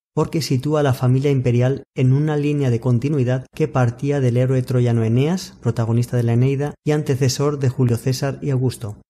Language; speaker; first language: Spanish; native; Spanish